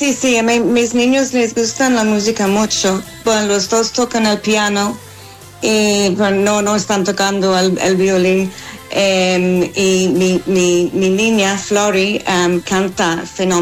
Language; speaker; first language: Spanish; non-native, fluent; English